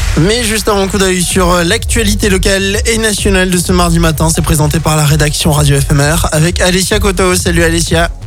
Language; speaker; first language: French; native; French